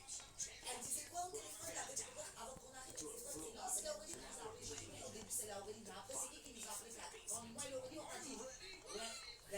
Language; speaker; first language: French; native; French